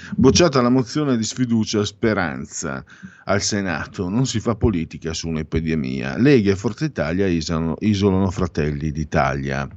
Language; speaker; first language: Italian; non-native, local second language; Friulian